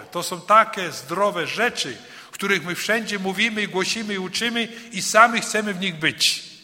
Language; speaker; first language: Polish; early bilingual, heritage; Polish